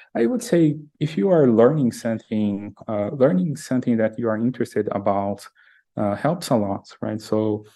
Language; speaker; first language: English; non-native, fluent; Portuguese